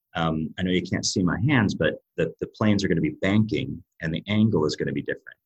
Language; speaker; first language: English; native; English